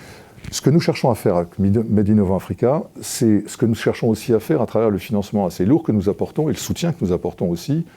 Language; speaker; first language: French; native; French